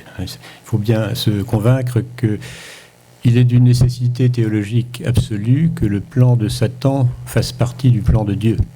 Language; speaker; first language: French; native; French